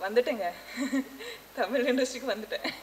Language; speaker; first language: Tamil; non-native, learner; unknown